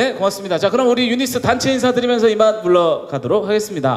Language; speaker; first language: Korean; native; Korean